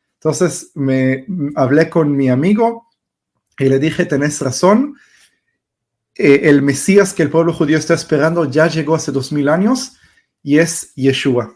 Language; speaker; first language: Spanish; early bilingual, heritage; Spanish